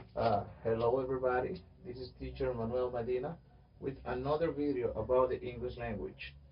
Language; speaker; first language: English; non-native, fluent; Spanish